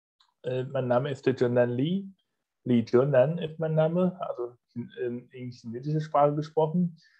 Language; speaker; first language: German; non-native, fluent; Chinese